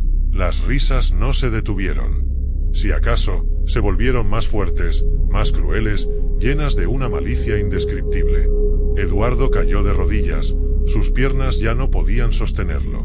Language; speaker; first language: Spanish; native; Spanish